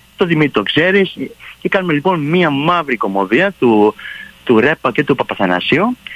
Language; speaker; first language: Greek; early bilingual, heritage; Greek